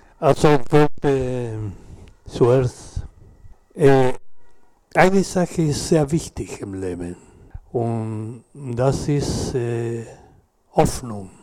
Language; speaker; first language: German; non-native, learner; Spanish